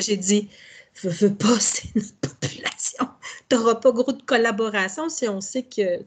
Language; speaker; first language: French; native; French